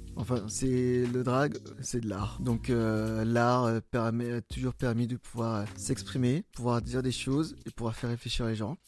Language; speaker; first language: French; early bilingual, other home language; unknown